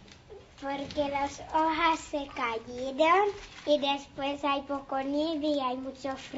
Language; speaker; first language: Spanish; early bilingual, heritage; Spanish